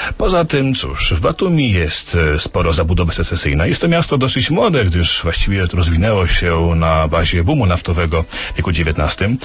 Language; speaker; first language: Polish; native; Polish